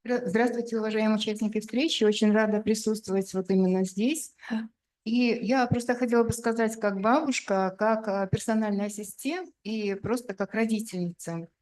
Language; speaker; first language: Russian; native; Russian